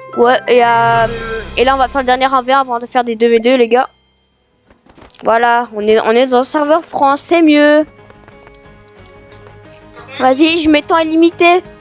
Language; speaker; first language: French; native; French